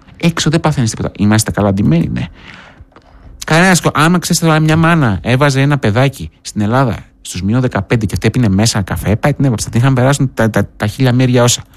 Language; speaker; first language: Greek; native; Greek